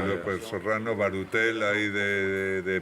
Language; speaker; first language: Spanish; native; Spanish